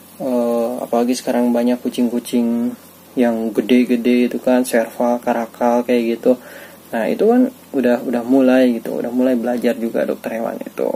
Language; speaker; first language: Indonesian; native; Indonesian